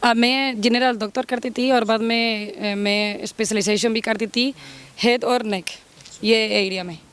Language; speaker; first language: Hindi; non-native, learner; Spanish